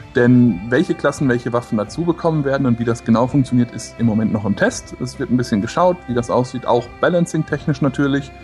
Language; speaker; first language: German; native; German